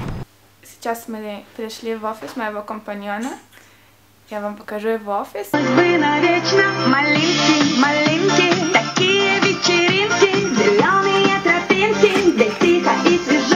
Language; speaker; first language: Russian; early bilingual, heritage; Russian